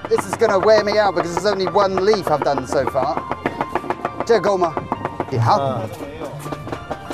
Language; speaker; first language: English; native; English